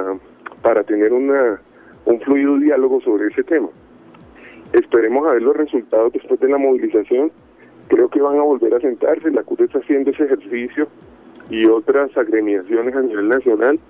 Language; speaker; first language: Spanish; native; Spanish